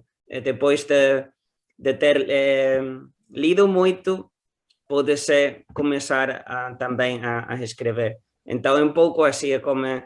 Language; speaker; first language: Portuguese; non-native, learner; Spanish